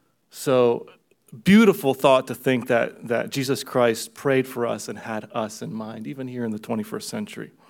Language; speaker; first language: English; early bilingual, other home language; Romanian